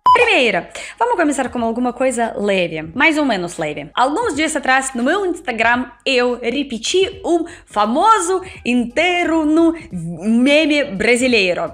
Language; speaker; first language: Portuguese; non-native, learner; Russian